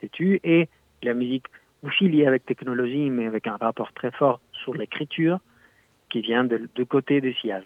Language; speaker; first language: French; non-native, fluent; Spanish